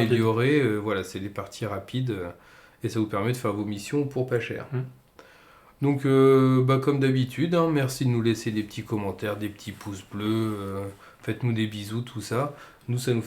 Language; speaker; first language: French; native; French